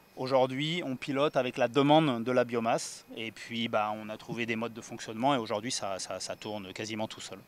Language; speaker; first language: French; native; French